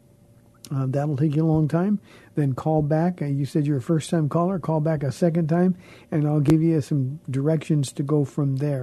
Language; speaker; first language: English; native; English